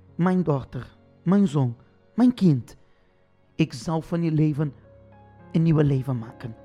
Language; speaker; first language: Dutch; non-native, fluent; Portuguese